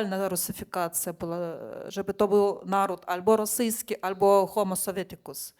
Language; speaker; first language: Polish; non-native, fluent; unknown